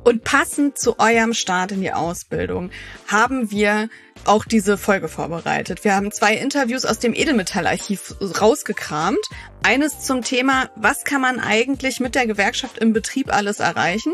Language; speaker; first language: German; native; German